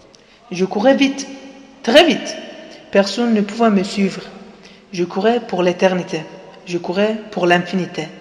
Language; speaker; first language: French; non-native, learner; Turkish